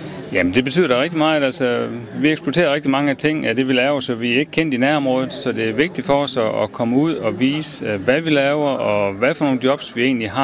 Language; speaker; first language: Danish; native; Danish